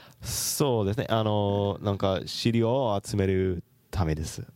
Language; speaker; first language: Japanese; non-native, fluent; English